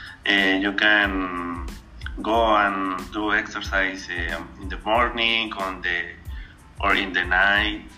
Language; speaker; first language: English; non-native, learner; Spanish